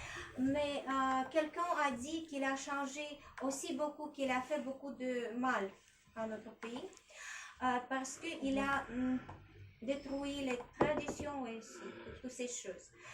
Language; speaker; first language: French; non-native, learner; Russian